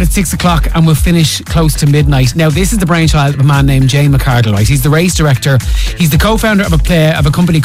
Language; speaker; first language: English; native; English